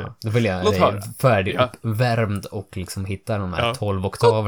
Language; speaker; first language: Swedish; native; Swedish